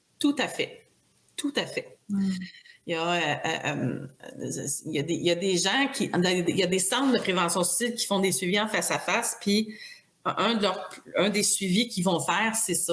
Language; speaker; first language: French; native; French